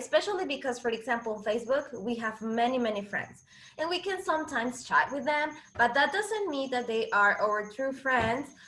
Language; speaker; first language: English; non-native, fluent; Spanish